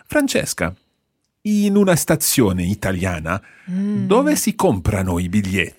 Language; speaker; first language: Italian; non-native, fluent; English